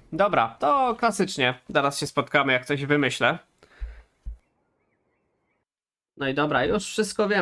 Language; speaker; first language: Polish; native; Polish